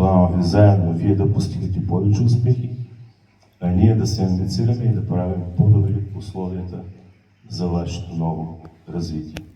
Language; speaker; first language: Bulgarian; native; Bulgarian